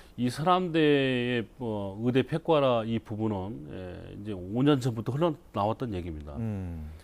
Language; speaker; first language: Korean; native; Korean